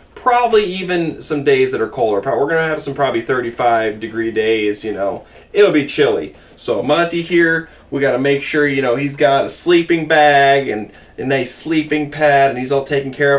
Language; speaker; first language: English; native; English